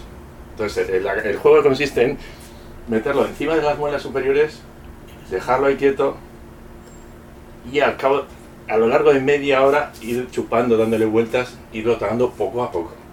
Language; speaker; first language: Spanish; native; Spanish